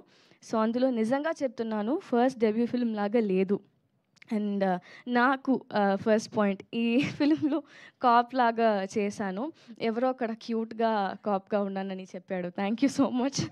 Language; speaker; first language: Telugu; non-native, local second language; Tamil